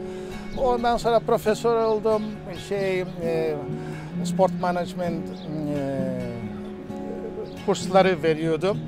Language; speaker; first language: Turkish; non-native, local second language; Greek